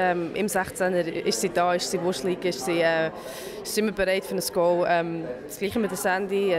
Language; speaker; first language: German; native; German